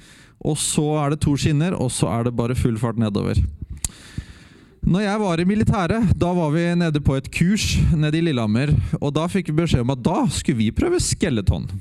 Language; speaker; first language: Norwegian; native; Norwegian